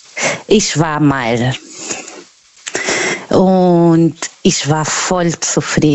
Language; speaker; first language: German; non-native, learner; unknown